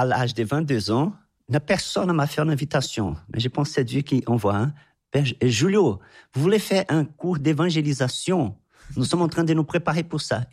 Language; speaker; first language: French; non-native, fluent; Portuguese